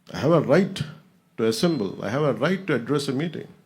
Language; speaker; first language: English; non-native, local second language; Telugu